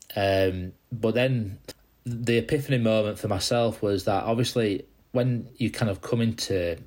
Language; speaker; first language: English; native; English